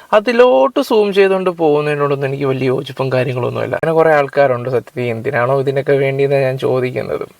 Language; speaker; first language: Malayalam; native; Malayalam